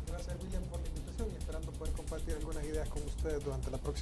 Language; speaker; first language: Spanish; native; Spanish